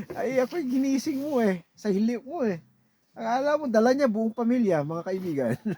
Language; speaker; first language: Filipino; non-native, local second language; Iloko